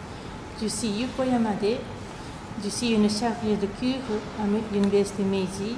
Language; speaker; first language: French; non-native, fluent; Japanese